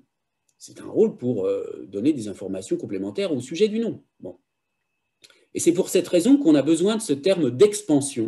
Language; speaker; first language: French; native; French